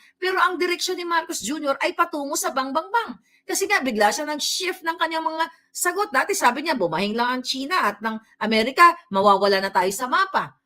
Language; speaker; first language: Filipino; non-native, local second language; Cebuano